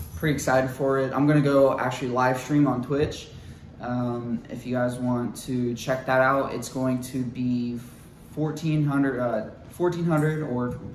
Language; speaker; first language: English; native; English